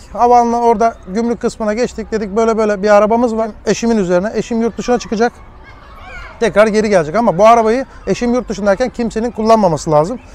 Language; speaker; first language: Turkish; early bilingual, heritage; Turkish